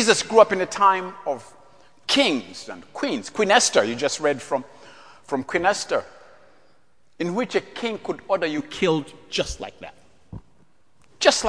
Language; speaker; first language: English; non-native, local second language; Ganda